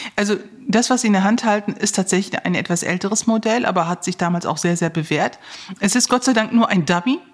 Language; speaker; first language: German; native; German